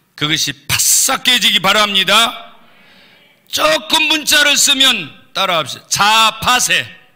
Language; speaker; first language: Korean; native; Korean